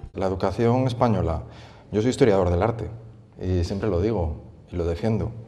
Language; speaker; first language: Spanish; native; Spanish